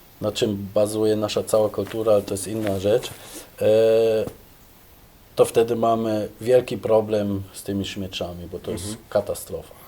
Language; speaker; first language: Polish; non-native, fluent; German